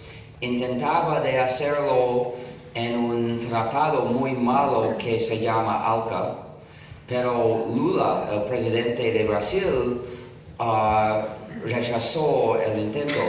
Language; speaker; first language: Spanish; non-native, fluent; English